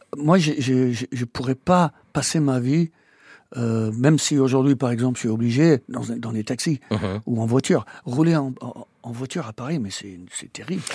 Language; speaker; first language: French; non-native, fluent; English